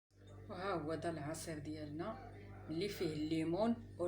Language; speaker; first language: Arabic; native; Arabic